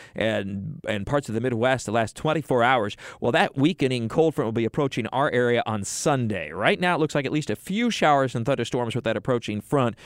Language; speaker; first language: English; native; English